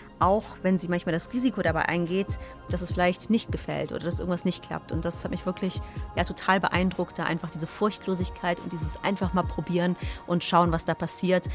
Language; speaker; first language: German; native; German